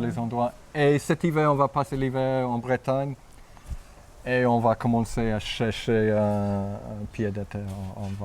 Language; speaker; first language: French; non-native, fluent; English